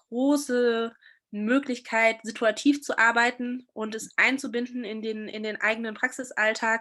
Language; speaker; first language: German; native; German